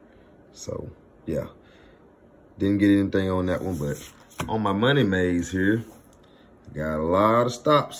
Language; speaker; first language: English; native; English